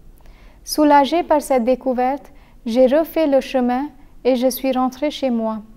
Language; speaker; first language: French; non-native, fluent; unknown